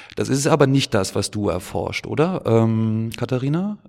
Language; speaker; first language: German; native; German